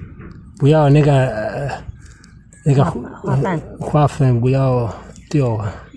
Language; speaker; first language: Chinese; non-native, fluent; Italian